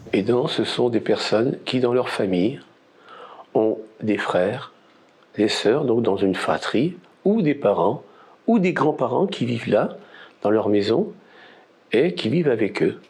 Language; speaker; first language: French; native; French